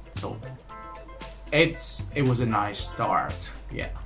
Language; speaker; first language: English; non-native, fluent; Italian